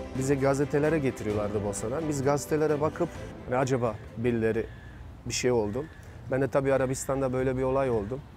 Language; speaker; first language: Turkish; non-native, fluent; Bosnian